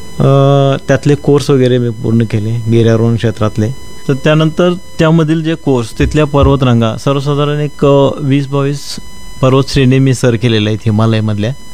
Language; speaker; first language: Marathi; native; Marathi